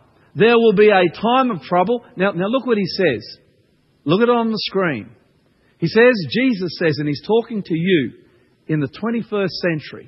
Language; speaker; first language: English; native; English